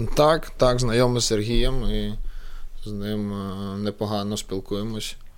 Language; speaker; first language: Ukrainian; non-native, local second language; Russian